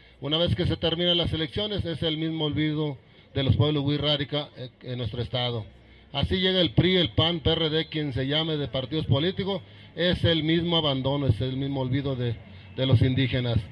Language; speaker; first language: Spanish; non-native, local second language; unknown